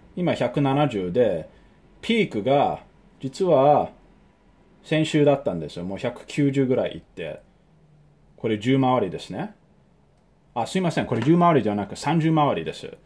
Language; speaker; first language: Japanese; early bilingual, heritage; Japanese